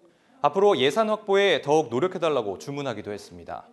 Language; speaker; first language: Korean; native; Korean